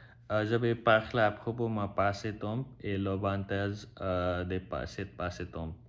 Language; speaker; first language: French; non-native, learner; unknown